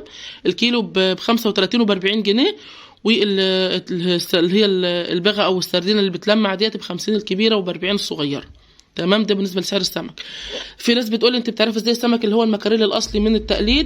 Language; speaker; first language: Arabic; native; Arabic